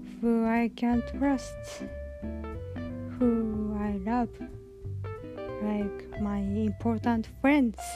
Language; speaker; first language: English; non-native, learner; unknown